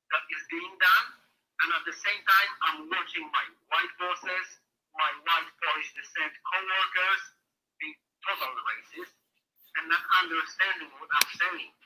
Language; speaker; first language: English; non-native, fluent; Polish